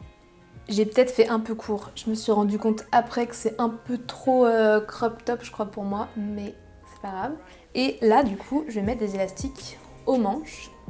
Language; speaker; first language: French; native; French